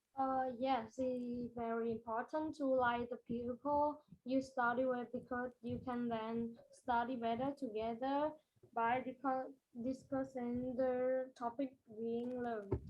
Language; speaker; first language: English; non-native, learner; Vietnamese